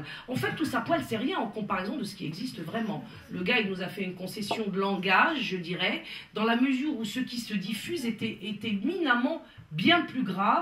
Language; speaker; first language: French; native; French